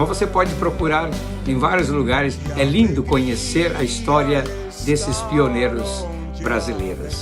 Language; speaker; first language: Portuguese; native; Portuguese